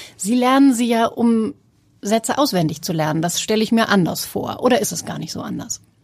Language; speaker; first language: German; native; German